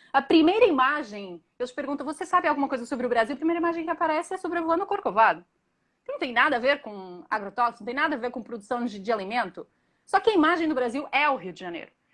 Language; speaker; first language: Portuguese; native; Portuguese